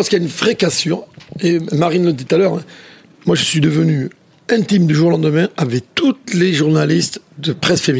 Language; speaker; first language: French; native; French